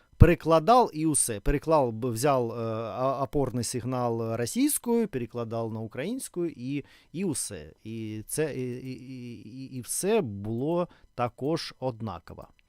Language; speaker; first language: Ukrainian; non-native, local second language; Russian